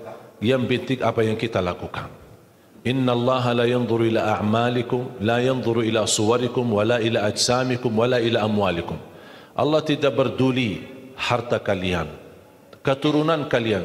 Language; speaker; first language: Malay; non-native, fluent; Arabic